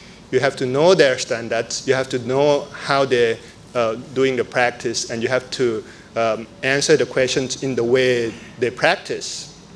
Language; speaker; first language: English; non-native, fluent; Thai